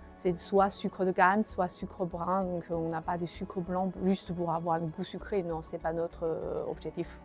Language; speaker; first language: French; non-native, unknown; Chinese